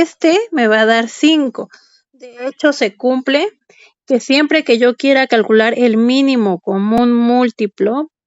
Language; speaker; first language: Spanish; native; Spanish